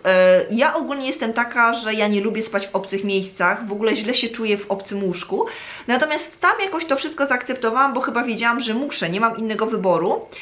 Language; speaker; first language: Polish; native; Polish